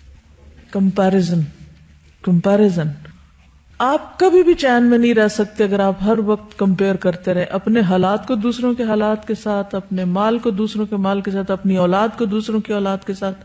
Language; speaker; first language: Urdu; native; Urdu